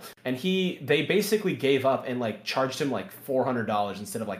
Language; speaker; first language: English; native; English